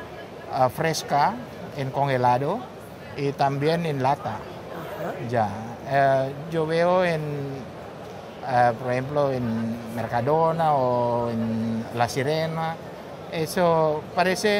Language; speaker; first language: Spanish; non-native, learner; Indonesian